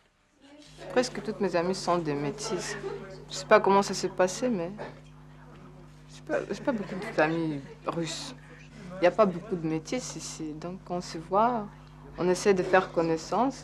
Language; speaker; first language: French; non-native, fluent; Russian